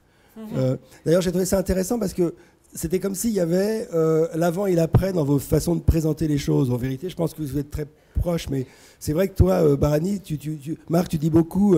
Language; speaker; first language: French; native; French